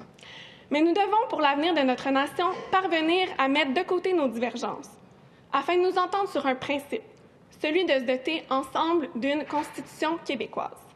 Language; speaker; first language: French; native; French